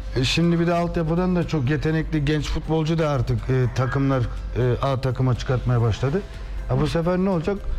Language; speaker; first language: Turkish; native; Turkish